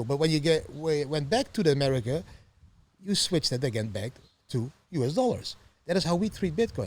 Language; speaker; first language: English; non-native, fluent; Dutch